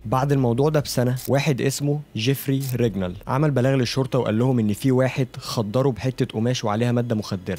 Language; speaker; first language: Arabic; native; Arabic